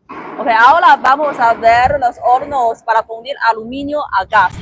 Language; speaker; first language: Spanish; non-native, learner; Chinese